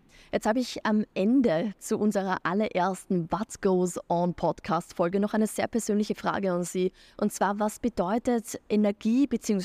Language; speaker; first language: German; native; German